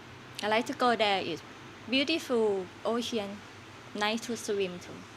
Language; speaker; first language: English; non-native, learner; Thai